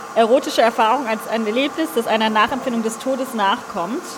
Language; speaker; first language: German; native; German